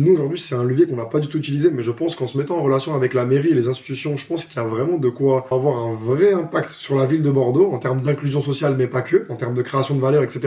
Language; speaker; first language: French; native; French